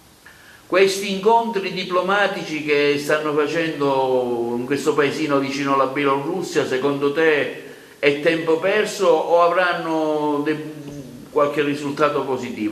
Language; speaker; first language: Italian; native; Italian